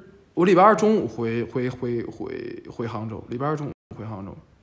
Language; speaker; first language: Chinese; native; Chinese